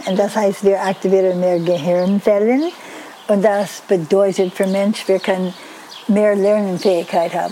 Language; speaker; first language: German; non-native, fluent; English